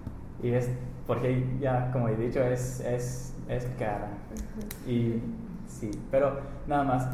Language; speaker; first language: Spanish; non-native, fluent; English